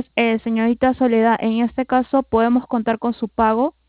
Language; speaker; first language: Spanish; native; Spanish